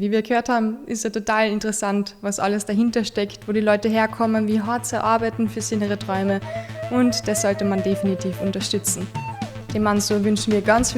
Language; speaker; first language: German; native; German